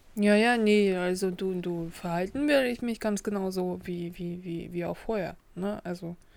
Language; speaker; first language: German; early bilingual, other home language; Russian